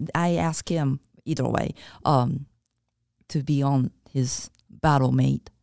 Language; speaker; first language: English; non-native, fluent; Japanese